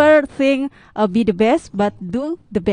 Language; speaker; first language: English; non-native, learner; Indonesian